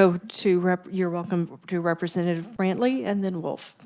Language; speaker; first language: English; native; English